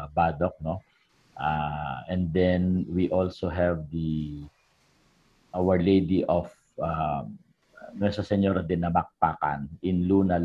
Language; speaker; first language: English; non-native, local second language; Filipino